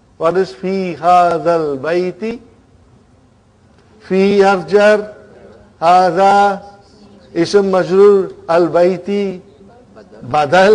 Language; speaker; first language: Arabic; non-native, fluent; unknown